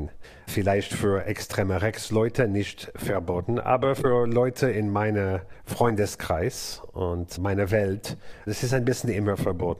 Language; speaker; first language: German; non-native, learner; English